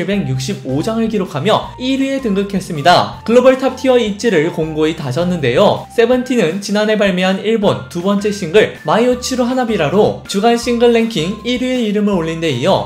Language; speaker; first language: Korean; native; Korean